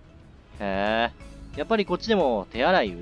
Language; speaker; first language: Japanese; native; Japanese